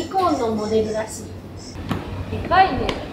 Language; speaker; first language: Japanese; native; Japanese